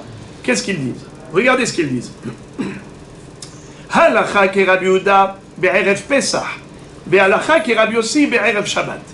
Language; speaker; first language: French; native; French